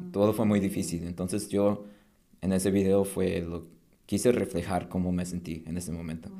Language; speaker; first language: Spanish; early bilingual, heritage; Spanish